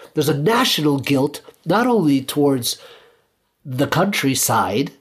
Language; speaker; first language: English; early bilingual, other home language; Spanish